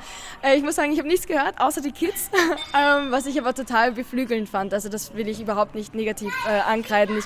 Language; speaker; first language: German; native; German